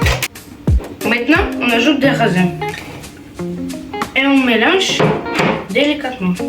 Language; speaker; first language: French; non-native, learner; Ukrainian